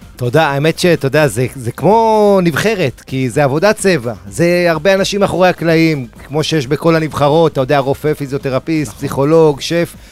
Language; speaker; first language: Hebrew; early bilingual, other home language; Spanish